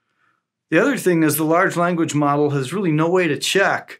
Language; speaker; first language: English; native; English